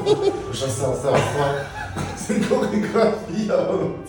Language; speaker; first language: French; native; French